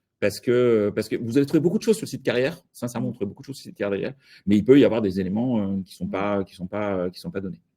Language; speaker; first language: French; native; French